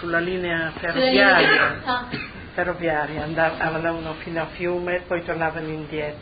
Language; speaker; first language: Italian; native; Italian